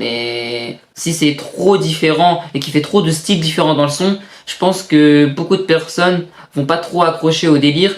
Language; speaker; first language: French; native; French